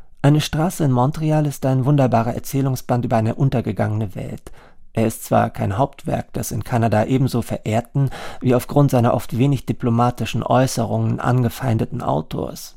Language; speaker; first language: German; native; German